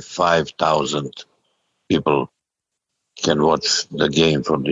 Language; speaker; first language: English; non-native, learner; Serbian